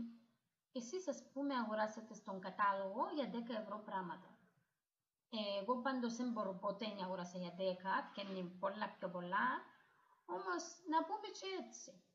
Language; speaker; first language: Greek; non-native, learner; Russian